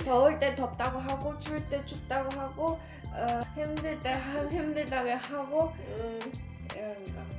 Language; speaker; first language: Korean; non-native, fluent; Chinese